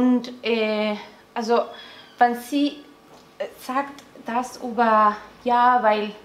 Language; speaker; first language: German; non-native, learner; Spanish